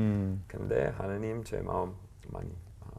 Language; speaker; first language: Korean; non-native, learner; English